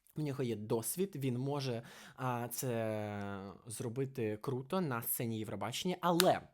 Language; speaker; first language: Ukrainian; non-native, fluent; Russian